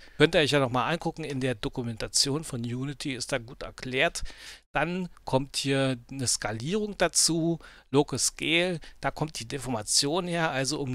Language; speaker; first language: German; native; German